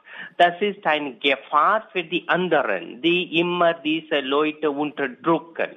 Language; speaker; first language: German; non-native, learner; Tamil